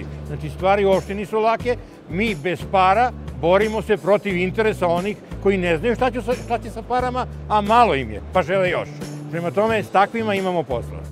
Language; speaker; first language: Serbian; native; Serbian